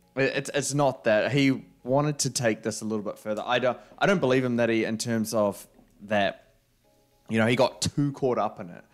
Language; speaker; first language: English; native; English